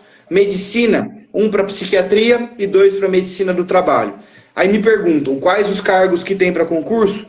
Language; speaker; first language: Portuguese; native; Portuguese